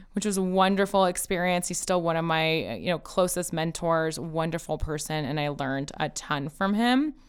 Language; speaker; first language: English; early bilingual, other home language; Persian